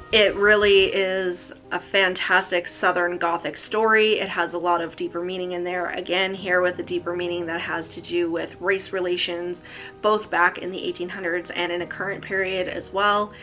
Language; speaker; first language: English; native; English